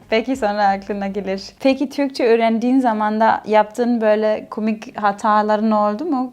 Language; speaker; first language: Turkish; non-native, fluent; German